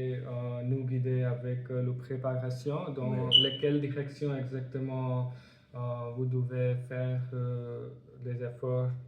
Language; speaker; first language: French; non-native, learner; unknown